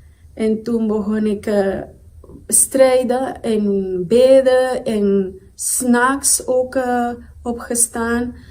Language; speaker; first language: Dutch; non-native, local second language; Papiamento